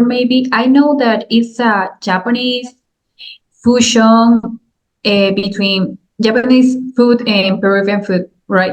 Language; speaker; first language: English; non-native, learner; Spanish